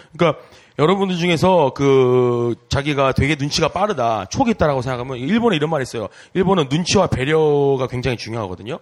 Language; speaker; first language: Korean; native; Korean